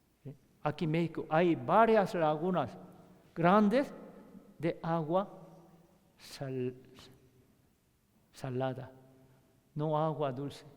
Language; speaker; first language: Spanish; non-native, learner; Korean